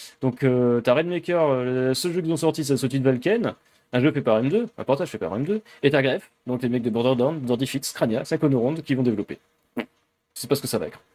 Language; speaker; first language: French; native; French